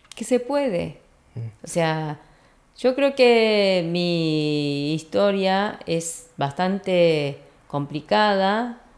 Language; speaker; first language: Spanish; early bilingual, other home language; Korean